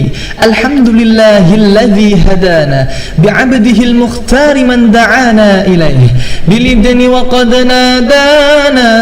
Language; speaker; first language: Arabic; non-native, learner; Indonesian